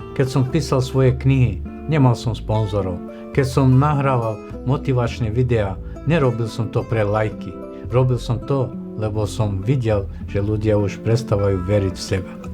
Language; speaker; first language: Slovak; non-native, fluent; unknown